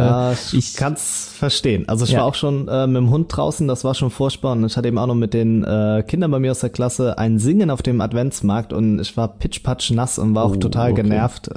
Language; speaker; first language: German; native; German